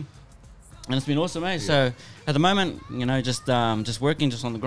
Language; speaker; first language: English; native; English